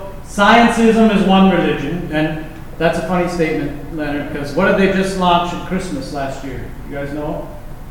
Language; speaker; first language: English; native; English